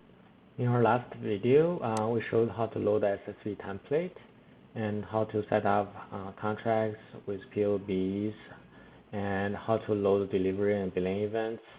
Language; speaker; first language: English; non-native, fluent; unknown